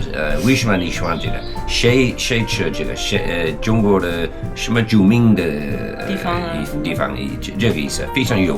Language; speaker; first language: Chinese; non-native, learner; English